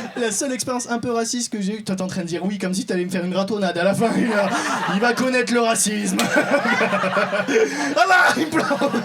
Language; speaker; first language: French; non-native, local second language; Arabic